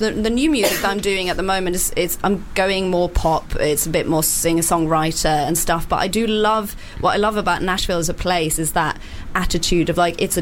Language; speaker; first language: English; non-native, fluent; Norwegian